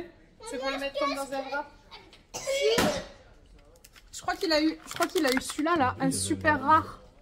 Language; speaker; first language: French; native; French